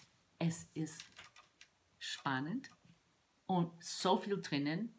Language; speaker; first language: German; non-native, fluent; English